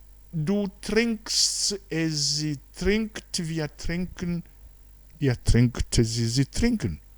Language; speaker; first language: German; non-native, fluent; Rundi